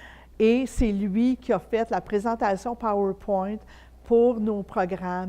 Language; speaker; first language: French; native; French